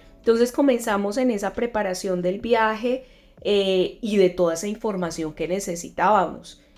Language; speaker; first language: Spanish; native; Spanish